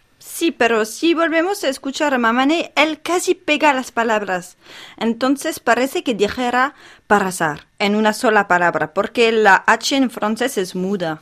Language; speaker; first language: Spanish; non-native, fluent; French